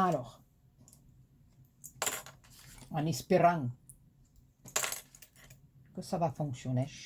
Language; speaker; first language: French; native; French